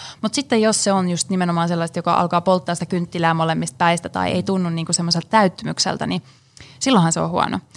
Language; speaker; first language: Finnish; native; Finnish